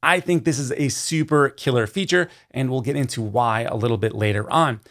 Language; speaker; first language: English; native; English